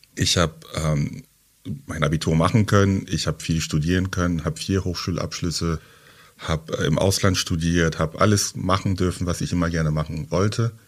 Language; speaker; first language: German; early bilingual, other home language; French